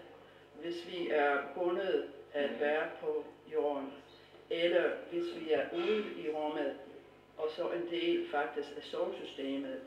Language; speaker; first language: Danish; non-native, fluent; English